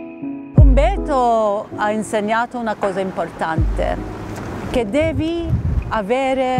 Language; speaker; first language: Italian; non-native, fluent; Maltese